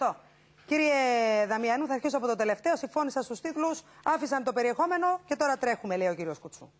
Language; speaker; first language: Greek; native; Greek